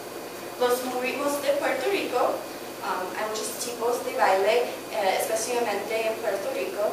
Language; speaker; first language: Spanish; non-native, learner; English